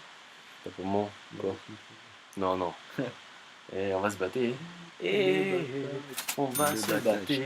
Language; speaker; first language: French; native; French